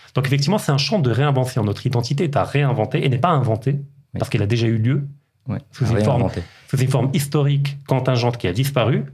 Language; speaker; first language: French; non-native, local second language; Arabic